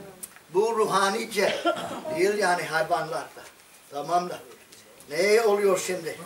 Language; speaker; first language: Turkish; non-native, fluent; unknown